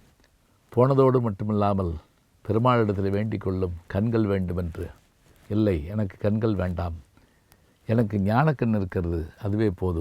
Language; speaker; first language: Tamil; native; Tamil